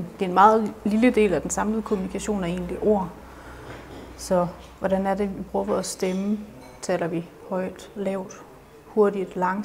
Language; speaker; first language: Danish; native; Danish